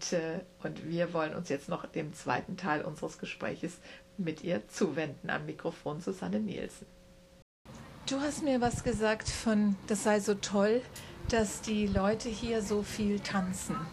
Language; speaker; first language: German; native; German